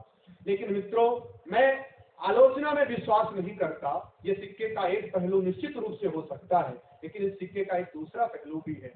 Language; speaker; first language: Hindi; native; Hindi